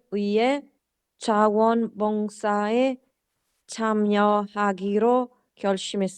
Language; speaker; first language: Korean; non-native, learner; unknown